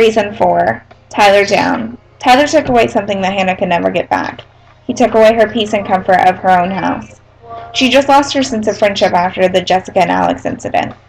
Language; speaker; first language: English; native; English